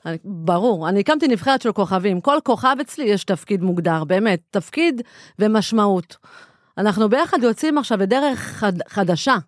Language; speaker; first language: Hebrew; native; Hebrew